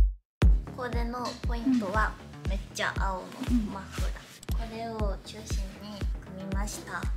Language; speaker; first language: Japanese; non-native, fluent; Korean